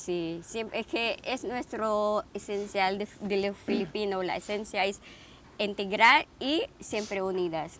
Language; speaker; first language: Spanish; non-native, fluent; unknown